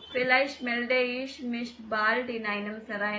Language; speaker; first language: German; non-native, fluent; Tamil